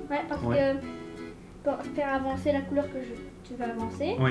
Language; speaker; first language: French; early bilingual, heritage; French